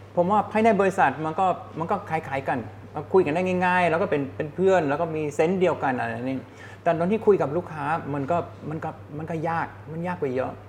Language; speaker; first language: Thai; non-native, fluent; German